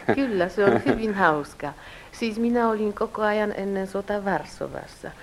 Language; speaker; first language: Finnish; early bilingual, heritage; Polish